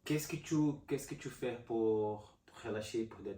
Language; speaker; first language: French; non-native, learner; Portuguese